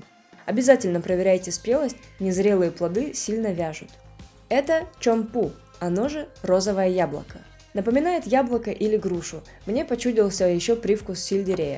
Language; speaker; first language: Russian; native; Russian